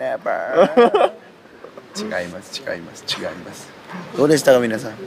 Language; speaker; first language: Japanese; non-native, learner; Korean